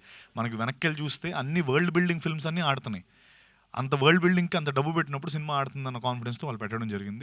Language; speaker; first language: Telugu; native; Telugu